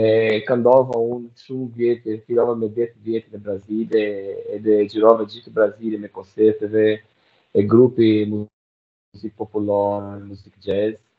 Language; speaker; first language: Albanian; non-native, learner; Portuguese